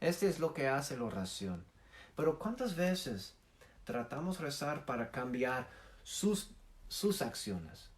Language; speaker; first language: Spanish; non-native, fluent; English